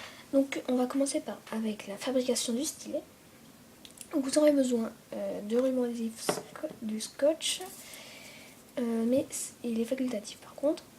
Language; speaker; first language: French; native; French